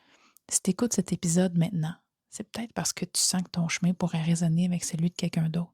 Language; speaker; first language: French; native; French